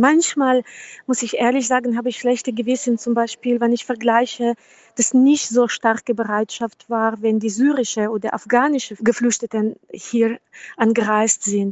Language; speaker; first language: German; non-native, fluent; Ukrainian